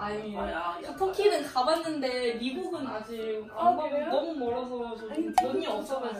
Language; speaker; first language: Korean; non-native, fluent; Thai